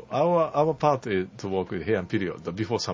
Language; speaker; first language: English; non-native, learner; Japanese